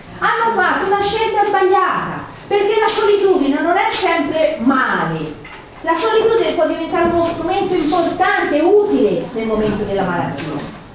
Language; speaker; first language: Italian; native; Italian